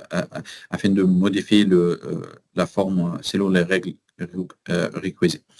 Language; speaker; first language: French; non-native, learner; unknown